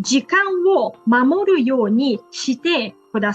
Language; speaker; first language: Japanese; non-native, fluent; Portuguese